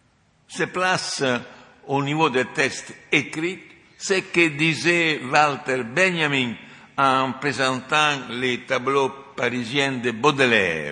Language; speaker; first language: French; non-native, fluent; Italian